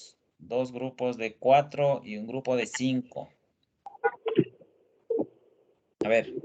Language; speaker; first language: Spanish; native; Spanish